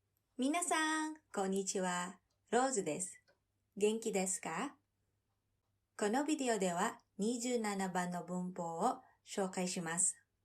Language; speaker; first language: Japanese; non-native, fluent; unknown